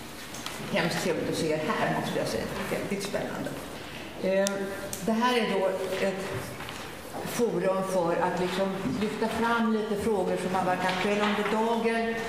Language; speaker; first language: Swedish; native; Swedish